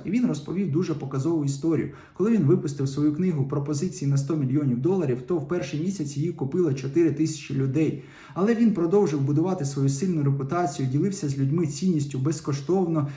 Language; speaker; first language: Ukrainian; native; Ukrainian